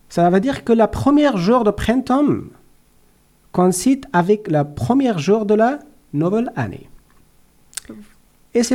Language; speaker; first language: French; non-native, learner; Persian